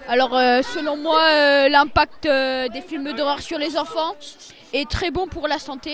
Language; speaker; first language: French; native; French